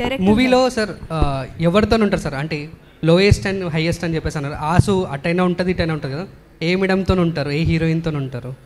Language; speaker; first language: Telugu; native; Telugu